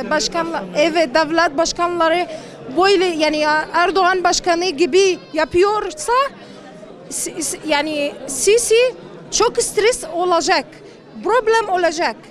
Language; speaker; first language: Turkish; non-native, learner; Arabic